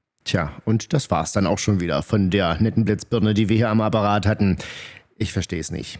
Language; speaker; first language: German; native; German